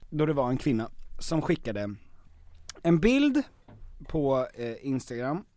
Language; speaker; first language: Swedish; native; Swedish